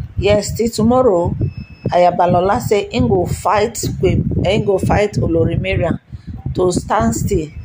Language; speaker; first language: Nigerian Pidgin; non-native, local second language; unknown